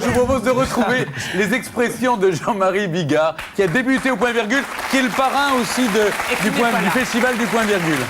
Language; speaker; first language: French; native; French